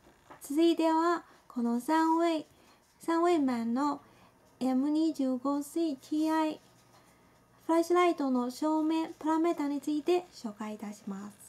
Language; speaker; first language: Japanese; non-native, fluent; Chinese